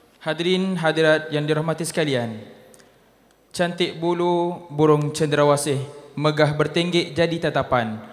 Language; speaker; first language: Malay; native; Malay